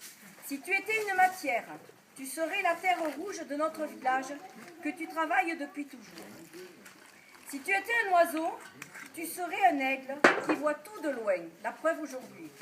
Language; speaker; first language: French; native; French